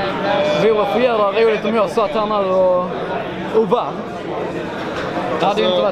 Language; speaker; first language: Swedish; native; Swedish